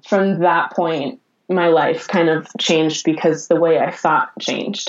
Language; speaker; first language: English; native; English